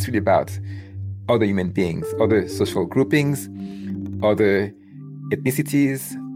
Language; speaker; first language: English; non-native, fluent; Haitian Creole